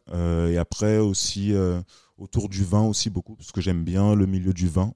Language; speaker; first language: French; native; French